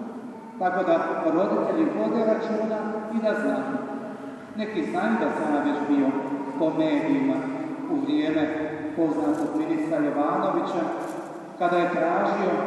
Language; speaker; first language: Serbian; native; Serbian